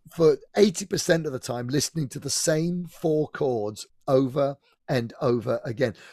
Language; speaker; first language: English; native; English